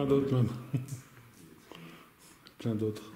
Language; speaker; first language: French; native; French